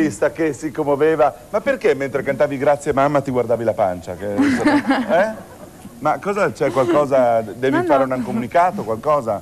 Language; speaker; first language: Italian; native; Italian